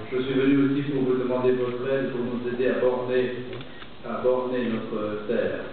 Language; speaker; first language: French; non-native, fluent; Portuguese